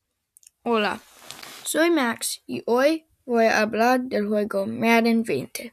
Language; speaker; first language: Spanish; non-native, learner; English